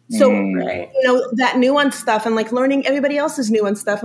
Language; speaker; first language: English; early bilingual, other home language; Yiddish